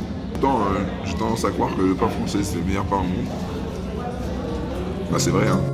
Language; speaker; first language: French; native; French